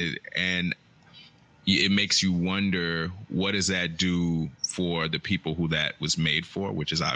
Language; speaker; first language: English; native; English